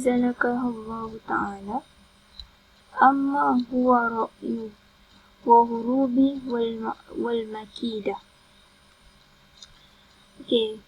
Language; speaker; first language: Arabic; non-native, learner; Malay